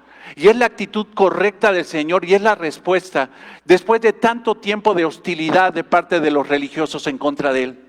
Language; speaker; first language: Spanish; native; Spanish